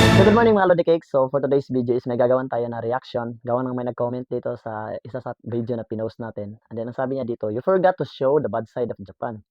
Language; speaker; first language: Filipino; native; Filipino